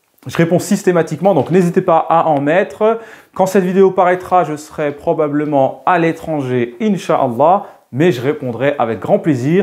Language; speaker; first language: French; native; French